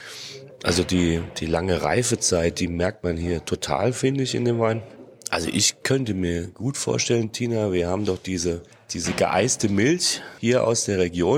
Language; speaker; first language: German; native; German